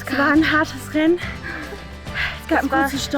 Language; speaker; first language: German; native; German